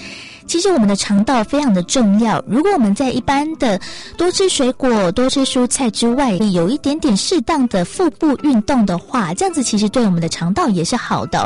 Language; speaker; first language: Chinese; native; Chinese